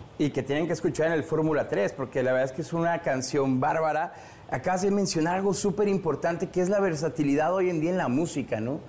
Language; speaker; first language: Spanish; native; Spanish